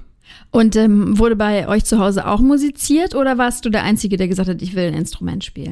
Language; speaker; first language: German; native; German